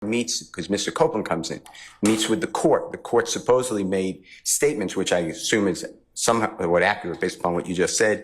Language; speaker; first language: English; native; English